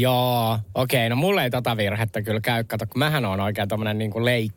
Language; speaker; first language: Finnish; native; Finnish